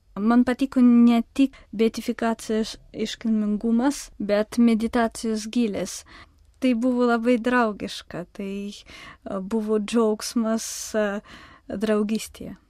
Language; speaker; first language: Lithuanian; non-native, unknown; Russian